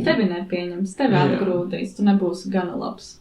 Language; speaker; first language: Latvian; native; Latvian